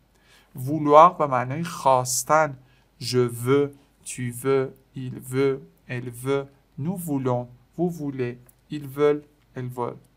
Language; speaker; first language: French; non-native, fluent; Persian